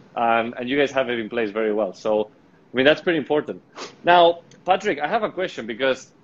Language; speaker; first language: English; non-native, fluent; Spanish